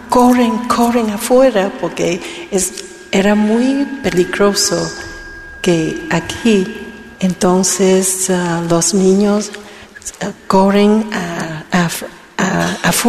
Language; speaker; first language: Spanish; non-native, learner; Vietnamese